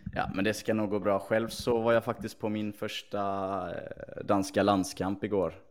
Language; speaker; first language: Swedish; native; Swedish